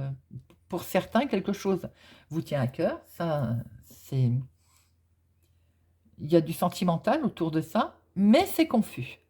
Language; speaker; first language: French; native; French